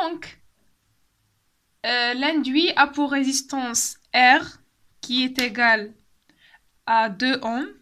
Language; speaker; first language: French; non-native, local second language; Arabic